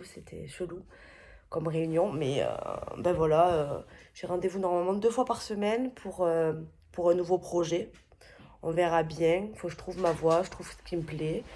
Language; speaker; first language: French; native; French